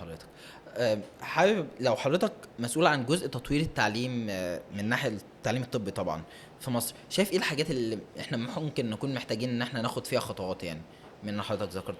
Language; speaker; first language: Arabic; native; Arabic